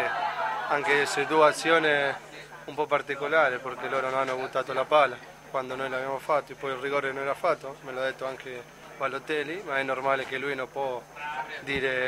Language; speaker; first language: Italian; non-native, fluent; Spanish